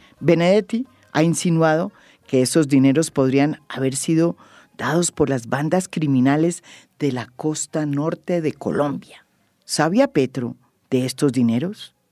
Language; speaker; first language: Spanish; native; Spanish